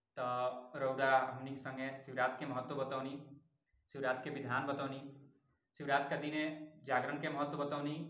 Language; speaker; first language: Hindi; native; Hindi